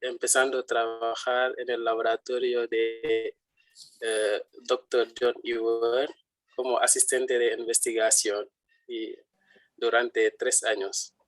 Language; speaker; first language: Spanish; non-native, fluent; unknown